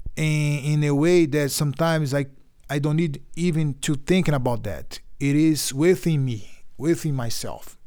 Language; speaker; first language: English; non-native, learner; Portuguese